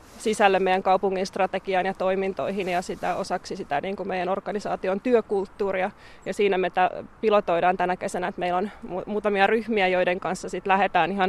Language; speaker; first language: Finnish; native; Finnish